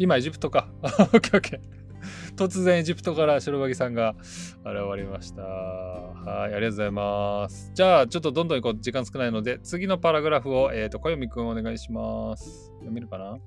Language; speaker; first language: Japanese; native; Japanese